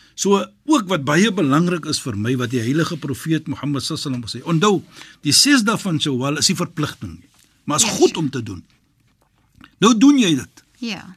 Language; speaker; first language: Afrikaans; native; Afrikaans